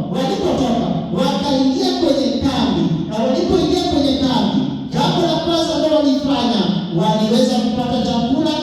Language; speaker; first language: Swahili; non-native, local second language; Luo (Kenya and Tanzania)